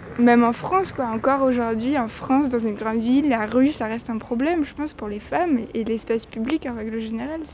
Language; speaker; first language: French; native; French